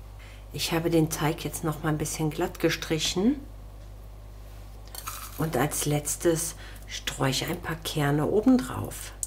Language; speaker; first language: German; native; German